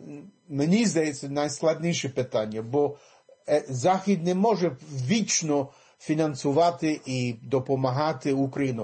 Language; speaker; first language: Ukrainian; early bilingual, heritage; English